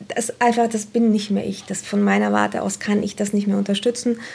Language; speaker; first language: German; non-native, fluent; Romanian